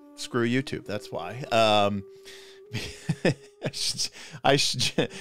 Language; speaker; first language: English; native; English